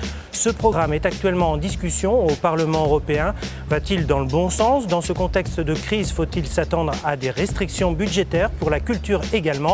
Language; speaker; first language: French; native; French